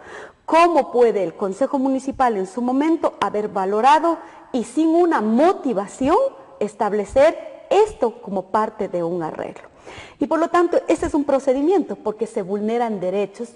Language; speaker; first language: Spanish; native; Spanish